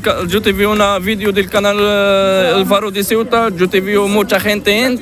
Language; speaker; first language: Spanish; non-native, learner; Arabic